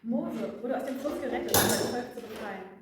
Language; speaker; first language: German; native; German